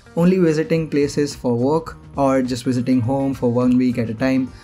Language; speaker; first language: English; non-native, local second language; Hindi